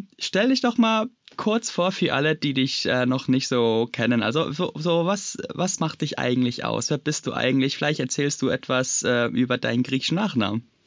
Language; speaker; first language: German; native; German